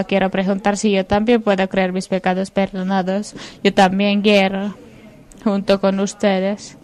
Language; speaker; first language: Spanish; non-native, fluent; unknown